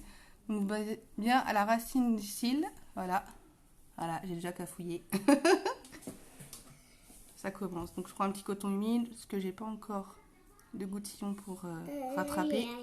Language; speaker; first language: French; native; French